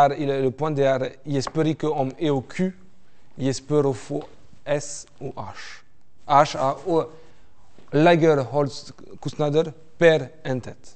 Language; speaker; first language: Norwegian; non-native, fluent; French